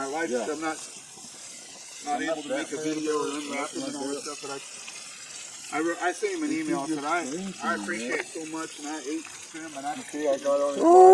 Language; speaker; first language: English; native; English